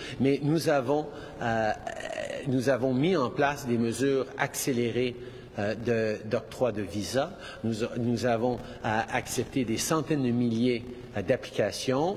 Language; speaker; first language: French; early bilingual, heritage; French